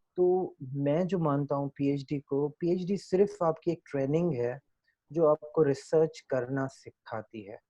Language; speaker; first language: Urdu; non-native, local second language; Sindhi